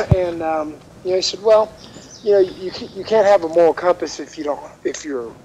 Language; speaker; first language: English; native; English